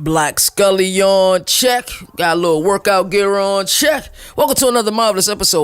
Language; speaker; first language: English; native; English